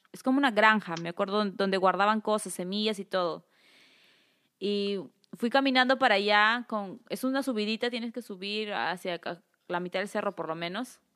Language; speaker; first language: Spanish; native; Spanish